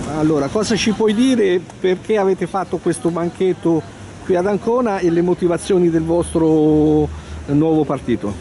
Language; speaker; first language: Italian; native; Italian